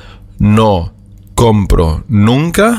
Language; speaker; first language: Spanish; non-native, fluent; German